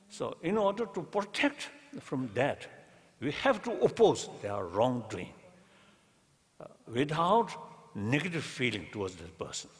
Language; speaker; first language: English; non-native, learner; Tibetan